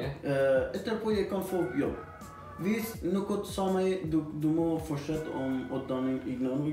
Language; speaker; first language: Norwegian; non-native, learner; Persian